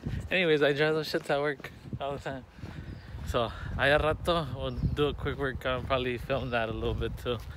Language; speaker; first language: English; early bilingual, other home language; Spanish